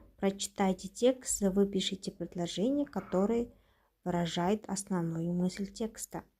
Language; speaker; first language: Russian; non-native, local second language; Kazakh